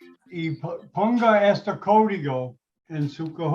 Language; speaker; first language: Spanish; non-native, learner; English